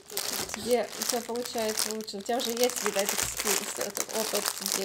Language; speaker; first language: Russian; native; Russian